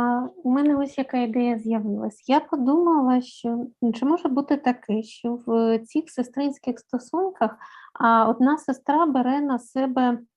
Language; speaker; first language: Ukrainian; native; Ukrainian